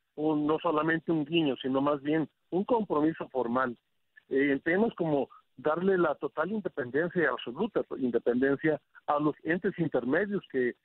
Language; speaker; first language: Spanish; native; Spanish